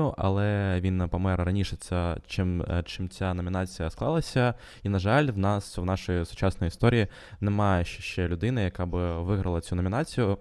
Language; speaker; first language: Ukrainian; non-native, local second language; Russian